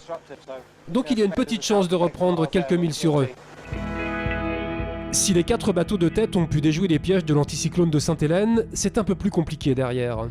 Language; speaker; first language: French; native; French